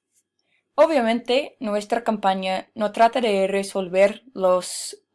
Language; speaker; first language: Spanish; non-native, fluent; English